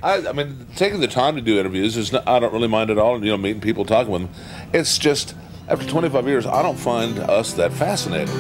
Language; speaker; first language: English; native; English